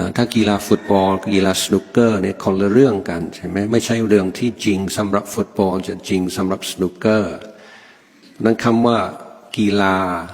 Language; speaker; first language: Thai; non-native, fluent; English